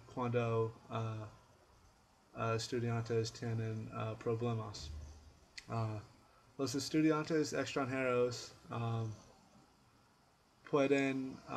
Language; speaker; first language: Spanish; non-native, learner; English